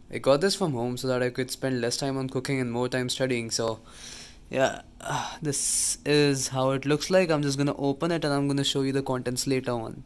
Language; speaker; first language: English; non-native, local second language; Hindi